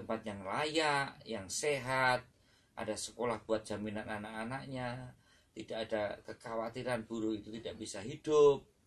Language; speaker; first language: Indonesian; native; Indonesian